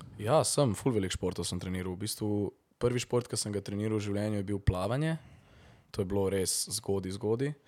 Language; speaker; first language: Slovenian; native; Slovenian